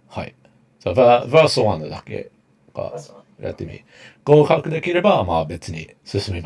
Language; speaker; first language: Japanese; non-native, fluent; English